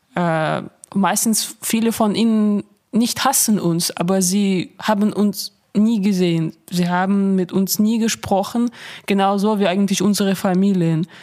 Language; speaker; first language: German; non-native, fluent; Russian